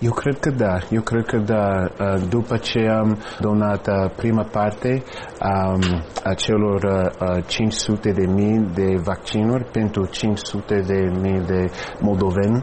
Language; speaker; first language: Romanian; non-native, fluent; English